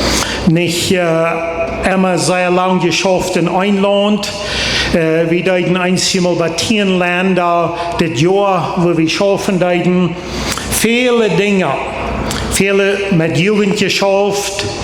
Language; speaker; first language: German; non-native, learner; Plautdietsch